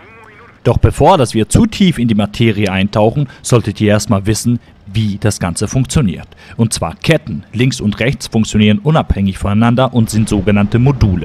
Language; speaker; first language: German; native; German